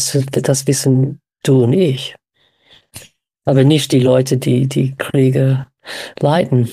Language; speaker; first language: German; non-native, fluent; English